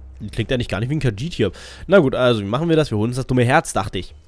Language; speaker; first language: German; native; German